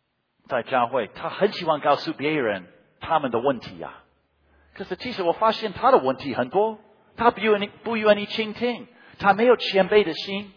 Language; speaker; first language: Chinese; non-native, fluent; English